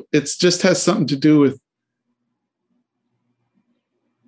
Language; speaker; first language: English; native; English